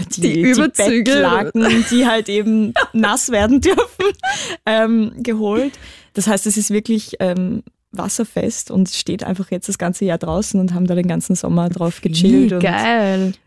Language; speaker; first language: German; native; German